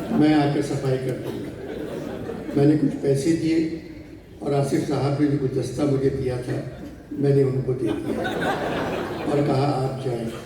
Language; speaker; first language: Urdu; native; Urdu